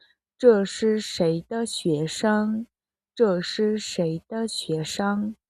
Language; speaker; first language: Chinese; non-native, fluent; Mongolian